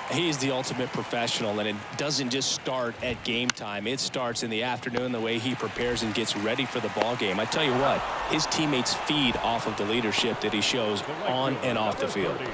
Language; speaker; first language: English; native; English